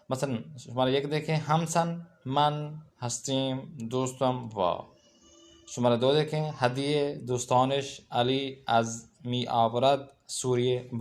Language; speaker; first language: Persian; non-native, learner; Urdu